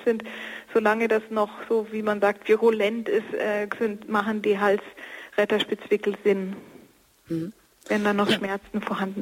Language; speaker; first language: German; native; German